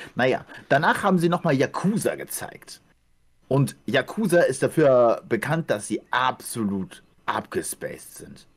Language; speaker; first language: German; early bilingual, other home language; Ukrainian